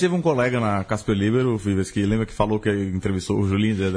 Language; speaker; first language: Portuguese; native; Portuguese